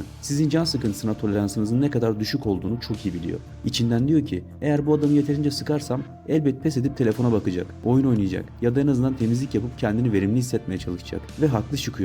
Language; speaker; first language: Turkish; native; Turkish